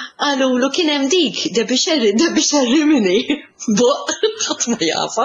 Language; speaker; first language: Maltese; early bilingual, other home language; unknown